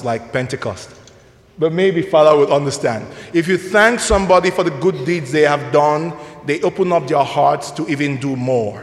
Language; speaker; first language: English; non-native, local second language; Igbo